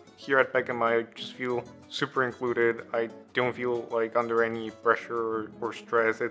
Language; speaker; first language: English; non-native, fluent; Spanish